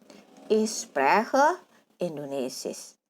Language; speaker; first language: German; non-native, fluent; Indonesian